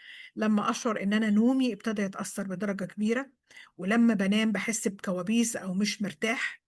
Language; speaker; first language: Arabic; native; Arabic